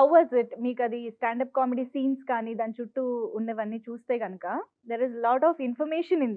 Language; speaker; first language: Telugu; native; Telugu